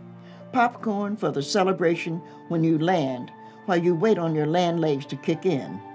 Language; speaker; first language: English; native; English